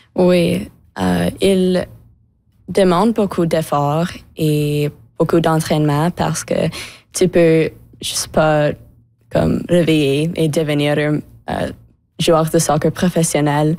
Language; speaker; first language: French; non-native, local second language; English